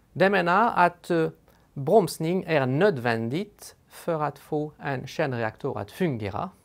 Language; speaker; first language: Swedish; non-native, fluent; French